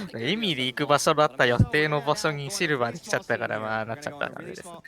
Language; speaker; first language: Japanese; native; Japanese